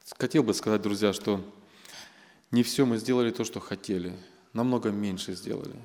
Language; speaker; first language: Russian; non-native, local second language; Armenian